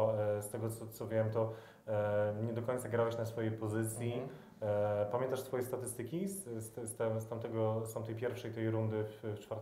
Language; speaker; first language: Polish; native; Polish